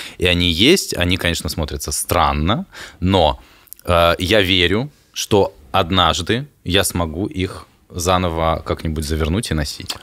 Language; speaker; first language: Russian; native; Russian